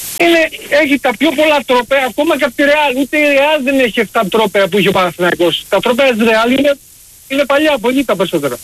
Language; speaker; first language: Greek; early bilingual, heritage; Greek